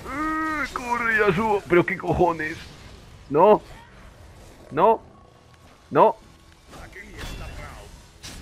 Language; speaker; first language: Spanish; native; Spanish